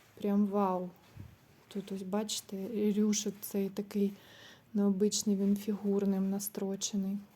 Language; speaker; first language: Ukrainian; non-native, local second language; Russian